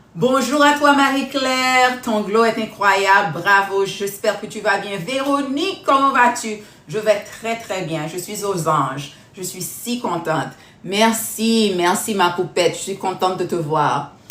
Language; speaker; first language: French; non-native, local second language; Haitian Creole